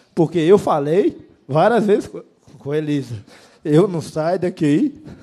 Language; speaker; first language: Portuguese; native; Portuguese